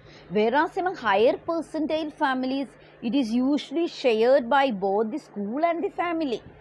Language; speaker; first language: English; non-native, local second language; Malayalam